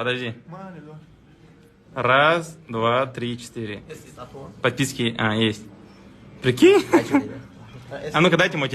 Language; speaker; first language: Russian; native; Russian